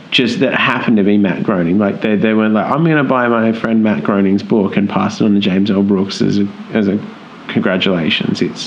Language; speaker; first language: English; native; English